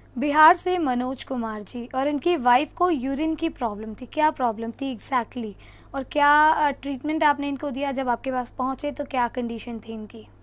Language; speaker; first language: Hindi; native; Hindi